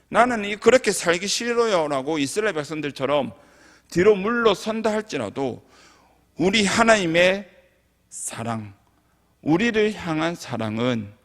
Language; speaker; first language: Korean; native; Korean